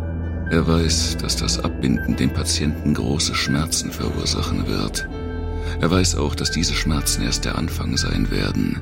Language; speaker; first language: German; native; German